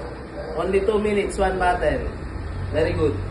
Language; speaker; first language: English; non-native, local second language; Filipino